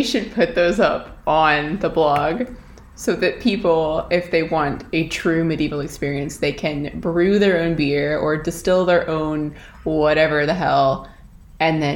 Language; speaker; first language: English; native; English